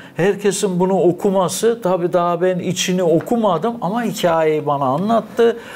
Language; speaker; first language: Turkish; native; Turkish